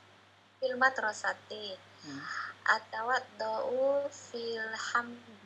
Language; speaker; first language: Arabic; non-native, learner; Indonesian